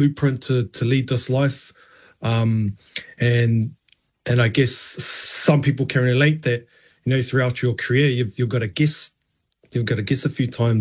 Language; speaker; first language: English; native; English